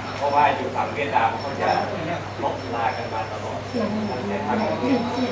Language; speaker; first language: Thai; non-native, local second language; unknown